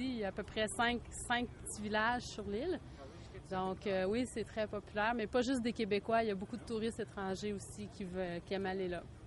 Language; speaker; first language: French; native; French